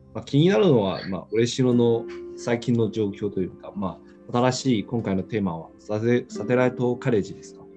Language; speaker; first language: Japanese; non-native, fluent; Chinese